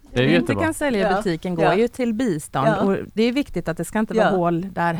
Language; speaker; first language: Swedish; native; Swedish